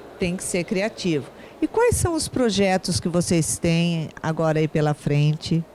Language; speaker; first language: Portuguese; native; Portuguese